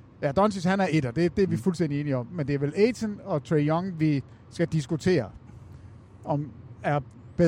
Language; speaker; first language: Danish; native; Danish